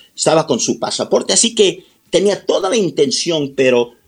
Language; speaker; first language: Spanish; early bilingual, heritage; Spanish